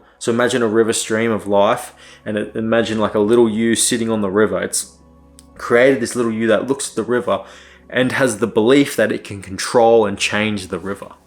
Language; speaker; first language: English; native; English